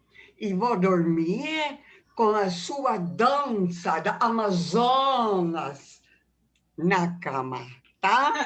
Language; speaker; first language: Portuguese; non-native, fluent; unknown